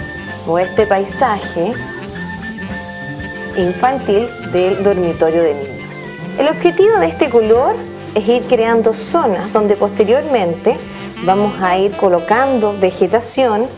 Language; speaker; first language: Spanish; native; Spanish